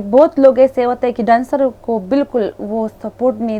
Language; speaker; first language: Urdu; non-native, local second language; Pashto